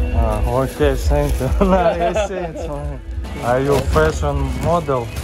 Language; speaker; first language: English; non-native, fluent; Russian